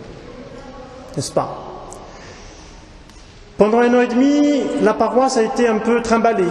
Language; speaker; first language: French; native; French